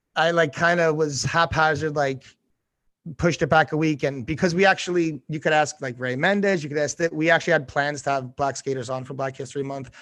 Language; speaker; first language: English; native; English